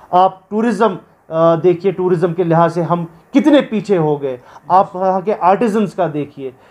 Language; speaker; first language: Hindi; non-native, local second language; Kashmiri